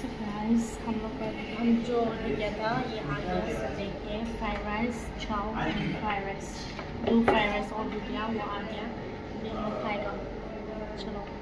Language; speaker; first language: Hindi; non-native, local second language; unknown